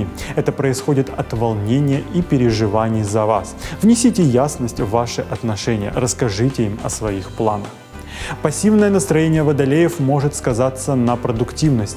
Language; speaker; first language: Russian; native; Russian